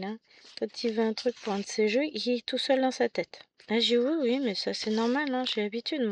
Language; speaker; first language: French; native; French